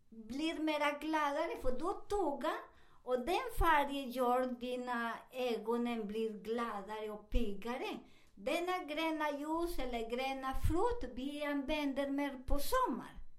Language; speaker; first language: Swedish; non-native, learner; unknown